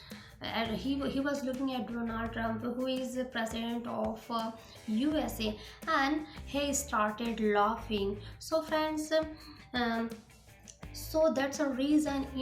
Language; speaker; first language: English; non-native, learner; Hindi